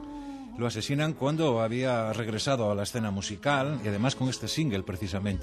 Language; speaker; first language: Spanish; native; Spanish